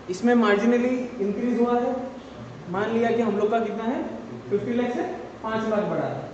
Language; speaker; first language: Hindi; non-native, local second language; Assamese